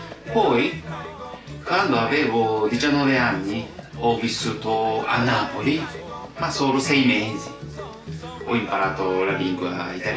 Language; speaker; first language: Italian; non-native, learner; Japanese